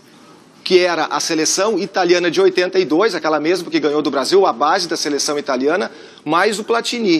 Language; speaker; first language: Portuguese; native; Portuguese